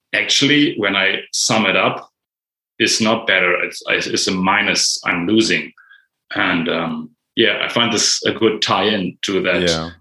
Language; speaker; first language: English; non-native, fluent; German